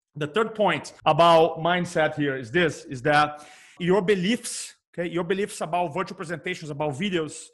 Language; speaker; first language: English; non-native, fluent; Portuguese